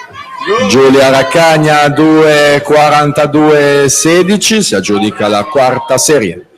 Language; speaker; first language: Italian; native; Italian